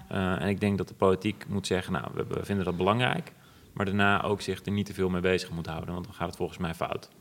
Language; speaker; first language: Dutch; native; Dutch